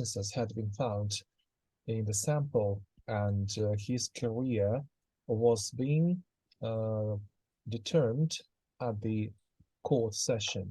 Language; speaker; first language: English; non-native, fluent; Russian